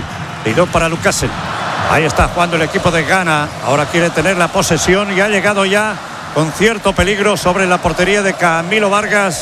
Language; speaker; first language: Spanish; native; Spanish